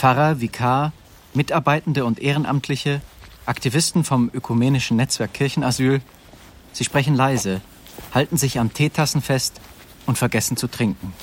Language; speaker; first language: German; native; German